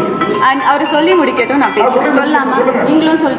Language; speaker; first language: Tamil; non-native, fluent; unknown